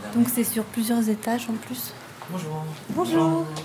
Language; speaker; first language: French; native; French